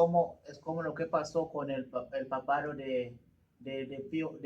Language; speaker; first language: Spanish; non-native, learner; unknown